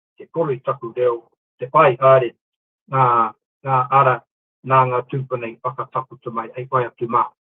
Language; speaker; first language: Māori; non-native, local second language; English